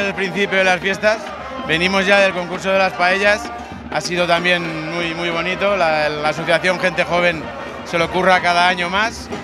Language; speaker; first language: Spanish; non-native, local second language; Catalan